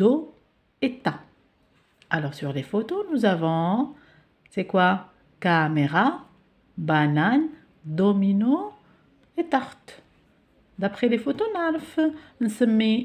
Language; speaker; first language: French; non-native, local second language; Arabic